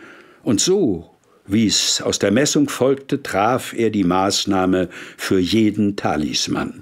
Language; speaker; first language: German; native; German